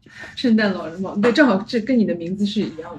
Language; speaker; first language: Chinese; native; Chinese